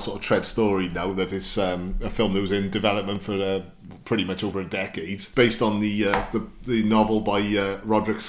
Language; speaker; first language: English; native; English